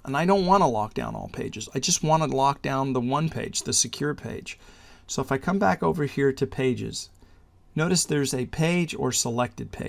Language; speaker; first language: English; native; English